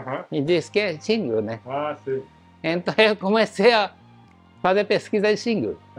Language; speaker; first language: Portuguese; non-native, learner; Japanese